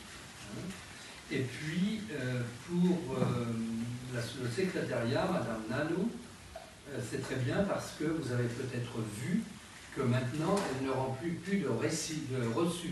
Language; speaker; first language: French; native; French